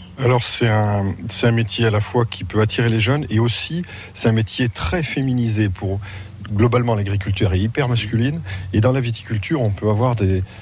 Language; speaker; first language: French; native; French